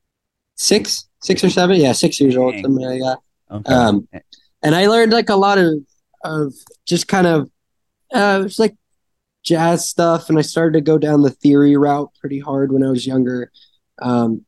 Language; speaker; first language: English; native; English